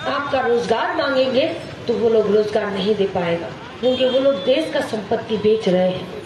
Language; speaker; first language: Hindi; non-native, local second language; Bangla